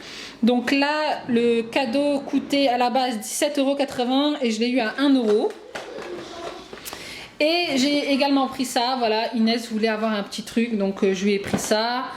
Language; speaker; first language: French; native; French